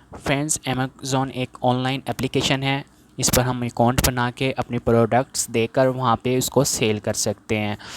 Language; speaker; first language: Urdu; non-native, local second language; Punjabi